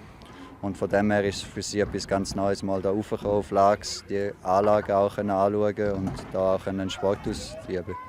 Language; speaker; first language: German; native; German